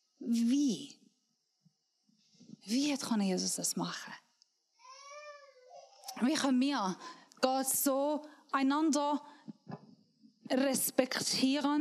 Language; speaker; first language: German; non-native, learner; Persian